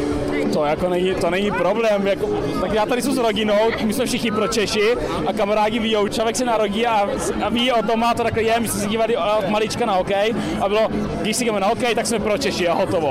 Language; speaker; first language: Czech; early bilingual, heritage; Czech